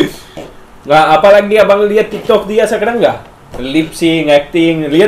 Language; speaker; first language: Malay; non-native, fluent; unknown